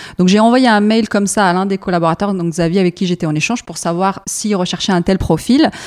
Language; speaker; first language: French; non-native, fluent; Arabic